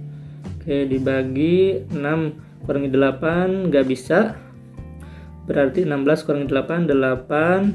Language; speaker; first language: Indonesian; native; Indonesian